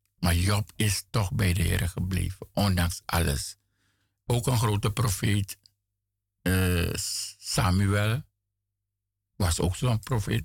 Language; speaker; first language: Dutch; native; Dutch